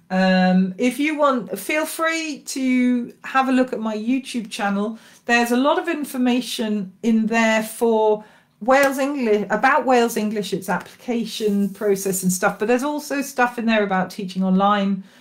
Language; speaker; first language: English; native; English